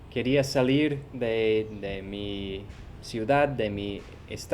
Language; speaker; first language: Spanish; non-native, fluent; English